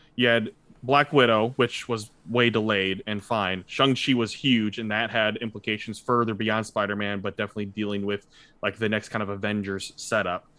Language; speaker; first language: English; native; English